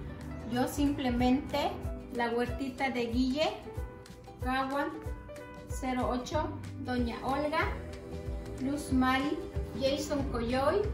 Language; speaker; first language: Spanish; native; Spanish